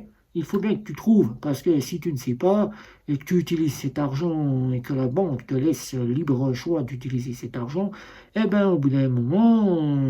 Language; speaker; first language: French; native; French